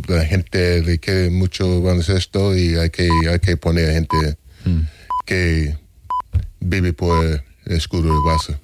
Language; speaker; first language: Spanish; non-native, fluent; English